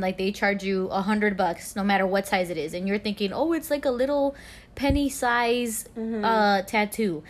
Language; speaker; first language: English; early bilingual, other home language; Spanish